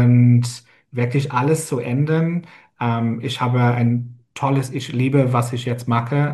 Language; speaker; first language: German; non-native, fluent; English